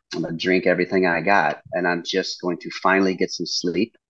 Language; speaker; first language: English; native; English